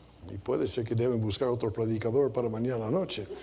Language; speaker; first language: Spanish; non-native, fluent; English